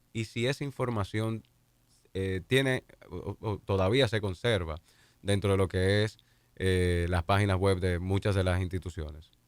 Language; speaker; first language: Spanish; native; Spanish